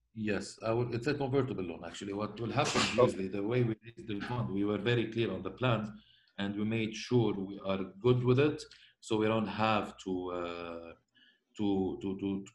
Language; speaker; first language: English; non-native, fluent; Arabic